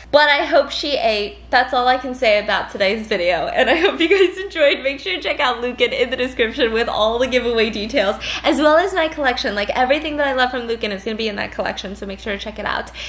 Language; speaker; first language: English; early bilingual, other home language; Korean